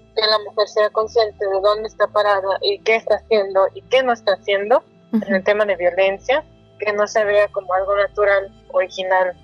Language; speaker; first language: Spanish; non-native, local second language; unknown